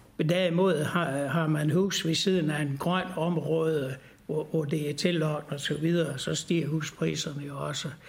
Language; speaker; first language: Danish; native; Danish